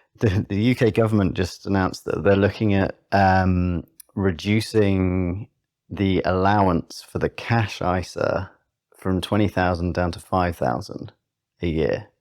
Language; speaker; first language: English; native; English